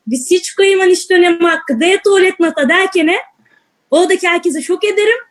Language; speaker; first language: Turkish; native; Turkish